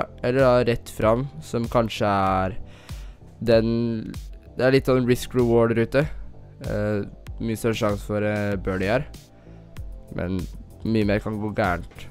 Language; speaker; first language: Norwegian; native; Norwegian